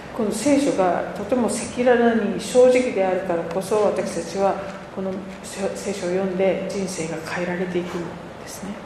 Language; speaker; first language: Japanese; native; Japanese